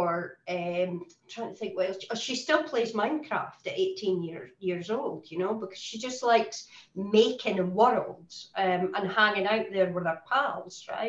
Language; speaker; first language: English; native; English